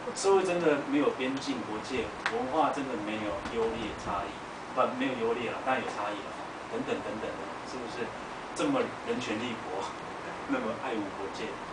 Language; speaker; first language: Chinese; native; Chinese